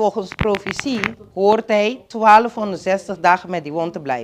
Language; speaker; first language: Dutch; non-native, local second language; Papiamento